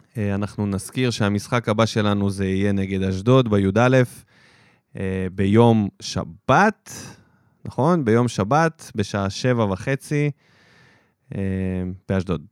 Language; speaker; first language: Hebrew; early bilingual, other home language; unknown